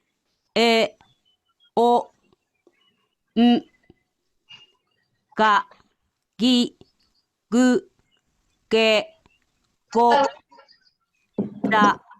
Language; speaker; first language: Japanese; non-native, learner; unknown